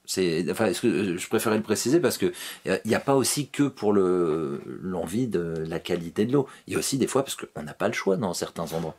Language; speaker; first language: French; native; French